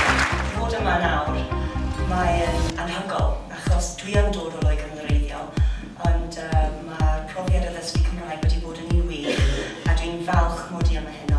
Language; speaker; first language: Welsh; non-native, fluent; English